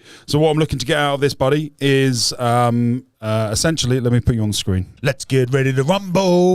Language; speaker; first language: English; native; English